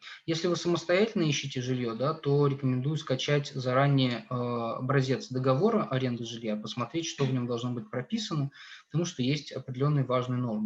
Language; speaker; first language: Russian; native; Russian